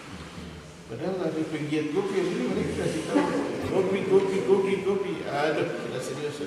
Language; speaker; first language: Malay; non-native, local second language; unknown